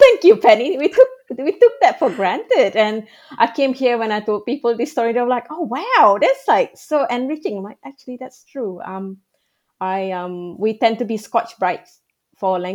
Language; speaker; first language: English; non-native, local second language; Malay